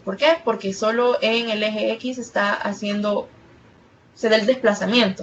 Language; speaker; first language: Spanish; native; Spanish